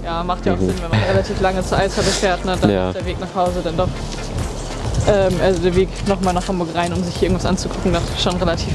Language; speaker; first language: German; native; German